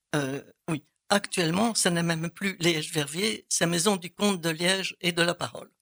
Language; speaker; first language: French; native; French